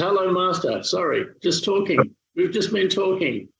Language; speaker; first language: English; native; English